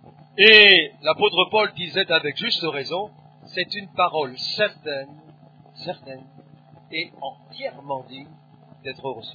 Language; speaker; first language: French; native; French